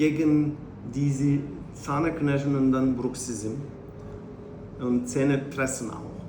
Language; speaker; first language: German; non-native, learner; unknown